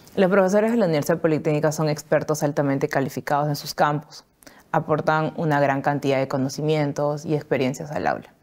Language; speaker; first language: Spanish; native; Spanish